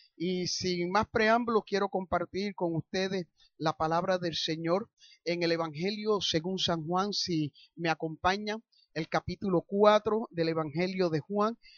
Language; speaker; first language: Spanish; early bilingual, heritage; Spanish